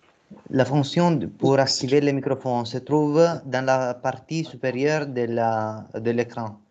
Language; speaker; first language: French; non-native, fluent; Italian